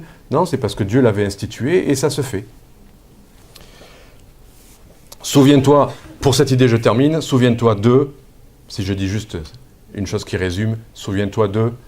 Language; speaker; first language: French; native; French